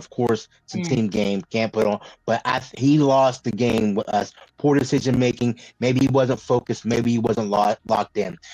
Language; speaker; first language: English; native; English